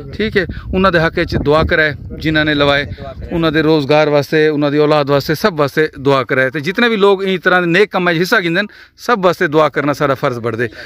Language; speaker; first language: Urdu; non-native, local second language; Punjabi